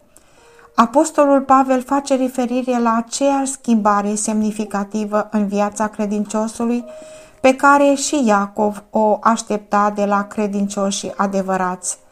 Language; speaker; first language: Romanian; native; Romanian